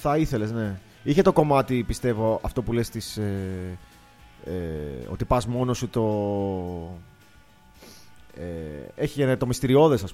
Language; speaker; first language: Greek; native; Greek